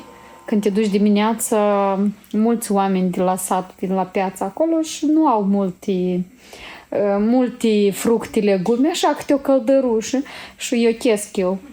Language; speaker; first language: Romanian; native; Romanian